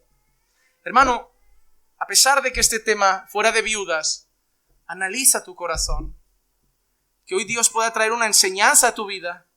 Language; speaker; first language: Spanish; native; Spanish